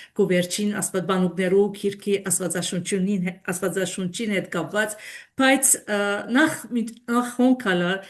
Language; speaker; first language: Armenian; early bilingual, heritage; Armenian